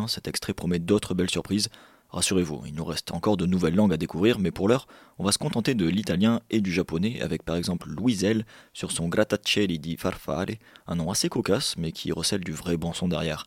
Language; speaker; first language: French; native; French